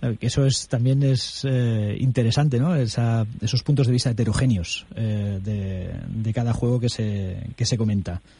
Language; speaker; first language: Spanish; non-native, local second language; Catalan